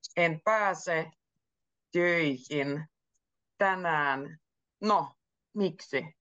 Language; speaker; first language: Finnish; native; Finnish